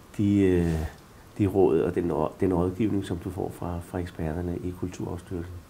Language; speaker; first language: Danish; native; Danish